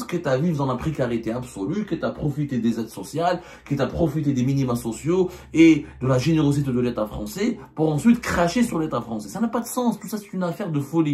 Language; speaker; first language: French; non-native, local second language; Arabic